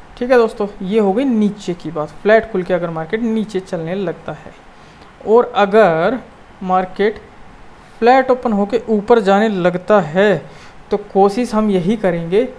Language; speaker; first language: Hindi; native; Hindi